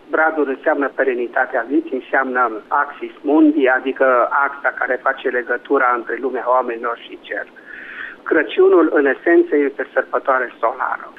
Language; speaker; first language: Romanian; native; Romanian